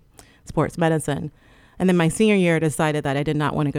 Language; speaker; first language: English; native; English